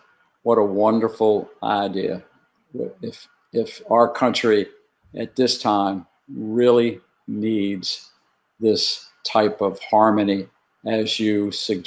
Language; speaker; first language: English; native; English